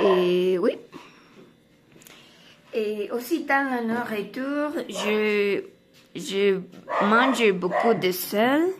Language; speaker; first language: French; non-native, learner; Spanish